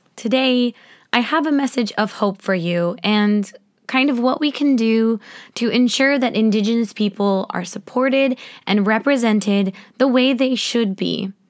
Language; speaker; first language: English; native; English